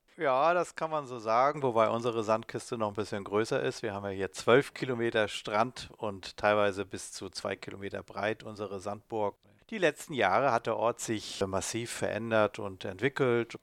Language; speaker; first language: German; native; German